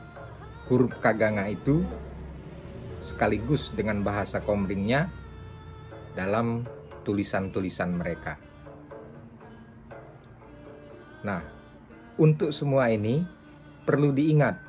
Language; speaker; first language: Indonesian; non-native, local second language; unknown